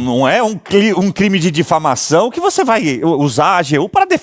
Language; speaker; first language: Portuguese; native; Portuguese